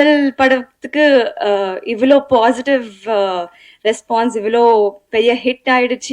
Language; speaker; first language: Tamil; non-native, learner; Telugu